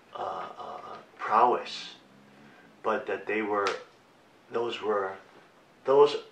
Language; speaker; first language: English; native; English